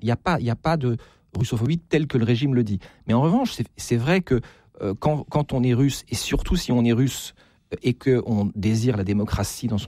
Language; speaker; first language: French; native; French